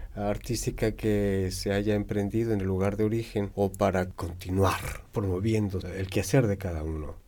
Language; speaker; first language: Spanish; native; Spanish